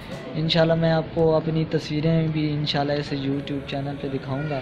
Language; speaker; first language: Urdu; non-native, local second language; Punjabi